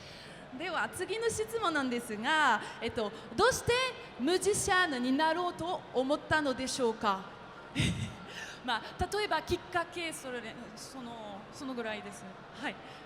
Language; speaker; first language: Japanese; non-native, fluent; French